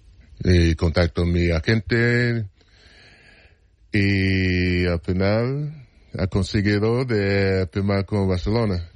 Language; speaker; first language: Spanish; non-native, fluent; English